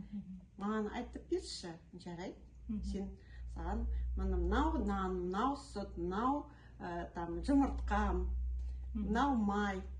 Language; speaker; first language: Kazakh; non-native, local second language; Russian